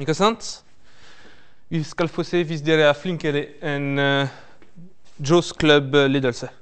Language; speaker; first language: Norwegian; non-native, fluent; French